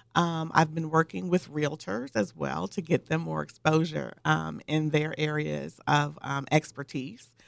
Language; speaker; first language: English; native; English